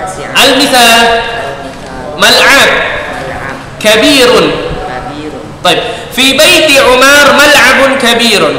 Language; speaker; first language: Arabic; non-native, fluent; Indonesian